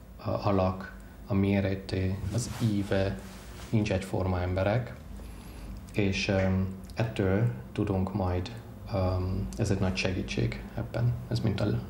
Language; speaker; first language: Hungarian; non-native, fluent; Persian